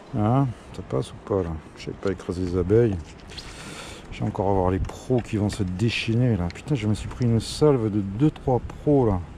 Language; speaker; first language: French; native; French